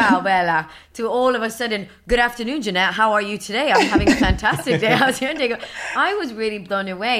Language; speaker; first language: English; early bilingual, other home language; Spanish